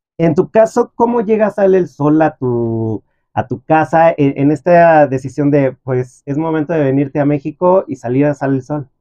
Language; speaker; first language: Spanish; native; Spanish